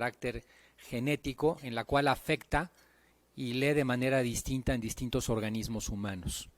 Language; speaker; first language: Spanish; native; Spanish